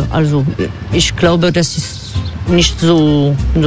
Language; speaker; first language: German; non-native, fluent; French